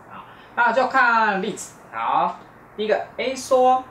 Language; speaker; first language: Chinese; non-native, fluent; Japanese